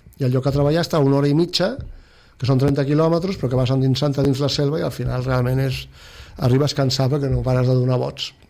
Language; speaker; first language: Catalan; native; Catalan